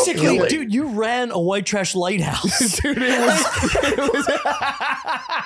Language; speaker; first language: English; native; English